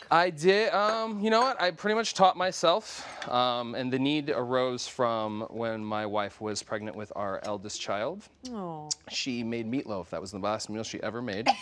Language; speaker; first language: English; native; English